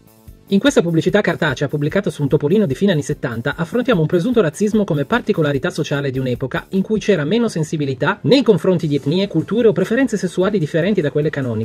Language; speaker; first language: Italian; native; Italian